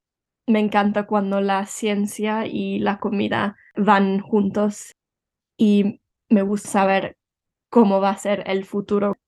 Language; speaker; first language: Spanish; early bilingual, heritage; Spanish